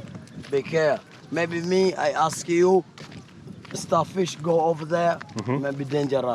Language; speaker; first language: English; non-native, learner; Swahili